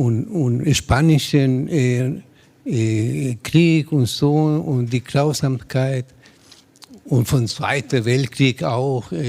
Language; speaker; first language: German; non-native, learner; Spanish